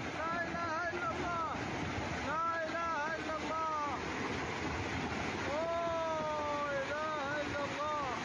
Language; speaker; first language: Arabic; native; Arabic